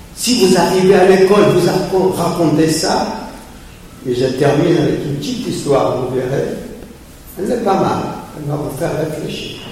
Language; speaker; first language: French; early bilingual, other home language; Polish